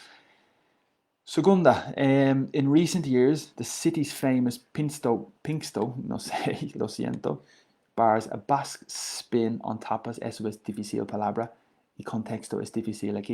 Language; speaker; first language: Spanish; non-native, learner; English